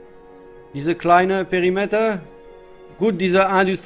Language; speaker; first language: German; non-native, learner; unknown